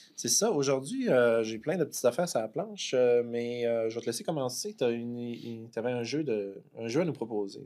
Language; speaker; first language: French; native; French